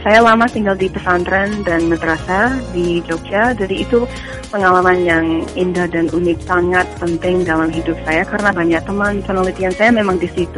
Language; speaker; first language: Indonesian; non-native, fluent; English